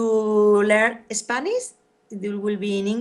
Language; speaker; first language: English; non-native, learner; Spanish